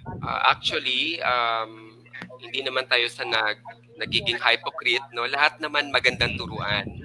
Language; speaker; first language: Filipino; non-native, local second language; Hiligaynon